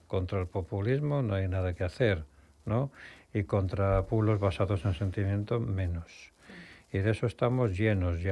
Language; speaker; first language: Spanish; native; Spanish